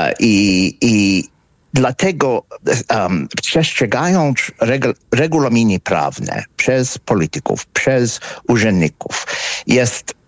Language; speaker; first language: Polish; non-native, fluent; English